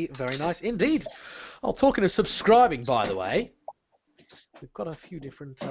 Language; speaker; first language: English; native; English